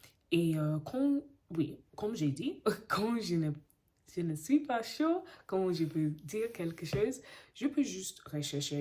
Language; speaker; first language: French; non-native, learner; English